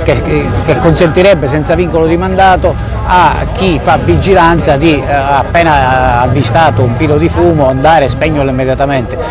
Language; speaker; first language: Italian; native; Italian